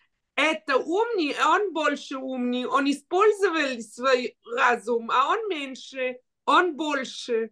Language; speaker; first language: Russian; early bilingual, heritage; Russian